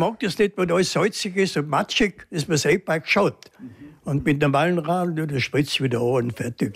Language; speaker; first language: German; native; German